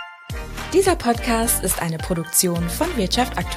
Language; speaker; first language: German; native; German